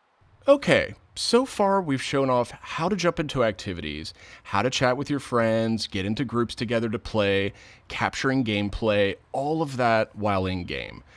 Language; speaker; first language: English; native; English